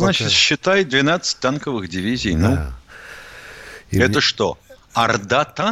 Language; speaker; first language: Russian; native; Russian